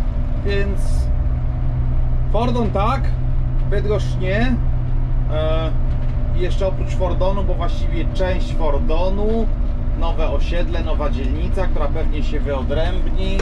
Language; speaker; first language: Polish; native; Polish